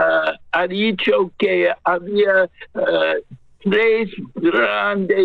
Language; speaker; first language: Spanish; non-native, fluent; English